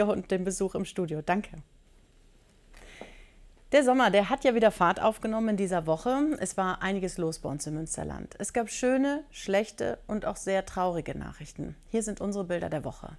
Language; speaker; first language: German; native; German